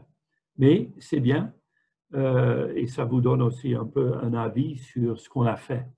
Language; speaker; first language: French; non-native, fluent; Dutch